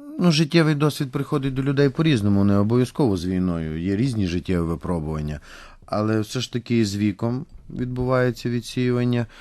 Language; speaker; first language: Ukrainian; native; Ukrainian